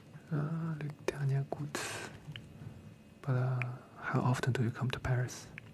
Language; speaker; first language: English; non-native, fluent; Chinese